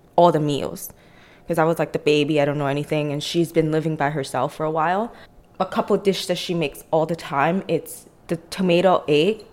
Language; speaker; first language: English; non-native, local second language; Cantonese